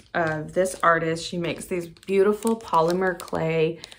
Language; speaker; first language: English; native; English